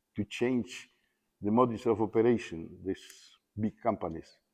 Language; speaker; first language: English; non-native, learner; Polish